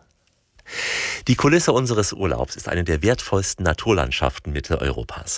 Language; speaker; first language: German; native; German